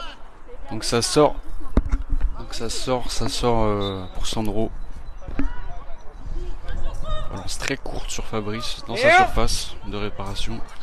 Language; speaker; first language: French; native; French